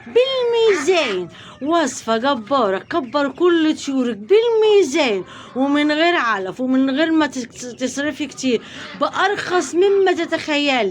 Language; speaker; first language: Arabic; native; Arabic